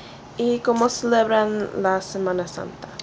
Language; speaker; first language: Spanish; non-native, learner; English